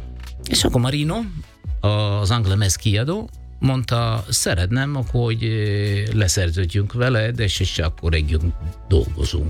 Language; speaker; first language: Hungarian; non-native, learner; Italian